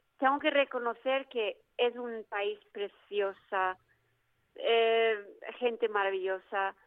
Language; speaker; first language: Spanish; early bilingual, other home language; English